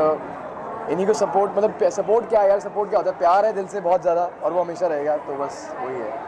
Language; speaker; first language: Hindi; native; Hindi